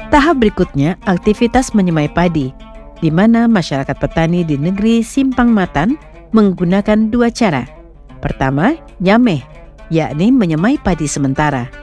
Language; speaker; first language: Indonesian; native; Indonesian